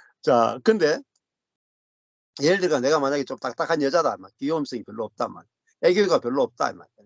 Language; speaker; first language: Korean; native; Korean